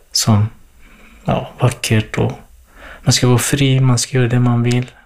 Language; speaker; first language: Swedish; non-native, fluent; Kurdish